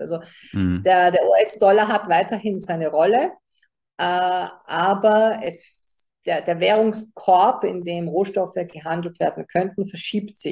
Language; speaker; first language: German; native; German